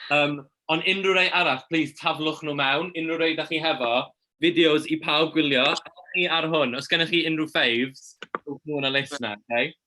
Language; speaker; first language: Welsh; native; Welsh